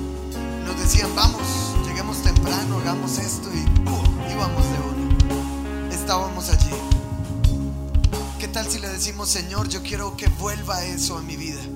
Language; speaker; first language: Spanish; native; Spanish